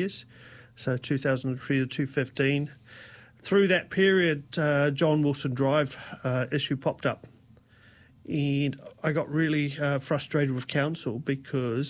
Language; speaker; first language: English; native; English